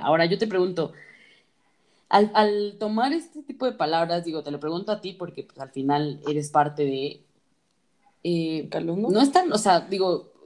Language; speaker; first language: Spanish; native; Spanish